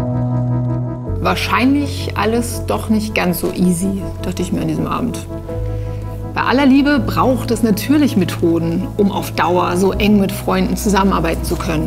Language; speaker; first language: German; native; German